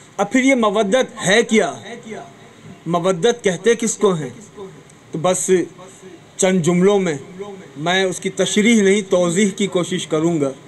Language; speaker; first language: Urdu; native; Urdu